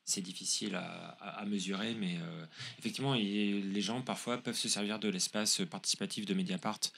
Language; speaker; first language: French; native; French